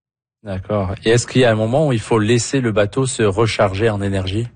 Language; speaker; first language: French; native; French